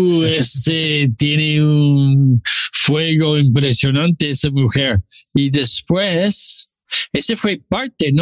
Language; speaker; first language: Spanish; non-native, learner; English